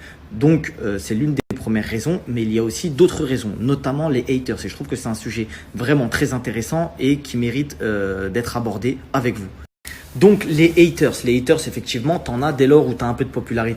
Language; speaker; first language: French; native; French